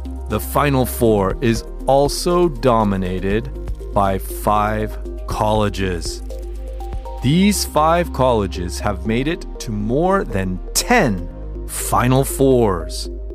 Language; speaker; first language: English; native; English